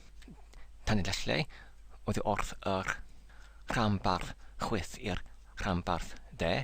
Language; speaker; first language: Welsh; non-native, learner; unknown